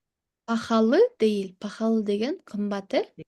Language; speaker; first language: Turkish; non-native, fluent; Kyrgyz